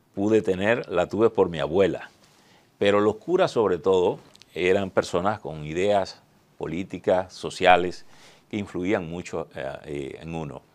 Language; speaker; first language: Spanish; native; Spanish